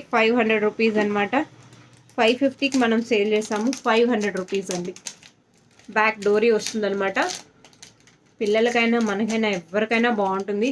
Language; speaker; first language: Telugu; native; Telugu